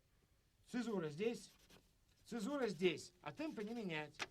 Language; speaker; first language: Russian; native; Russian